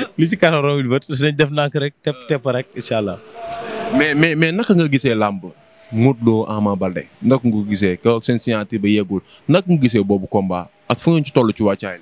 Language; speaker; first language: Wolof; native; Wolof